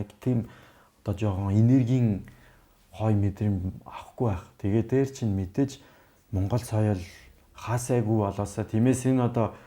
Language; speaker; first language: Mongolian; non-native, fluent; French